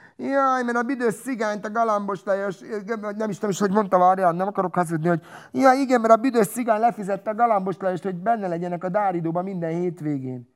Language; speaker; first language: Hungarian; non-native, local second language; Romany